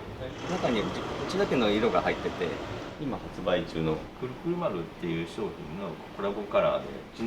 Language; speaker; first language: Japanese; native; Japanese